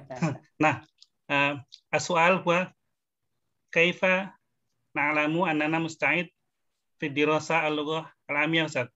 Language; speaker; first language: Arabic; non-native, learner; Indonesian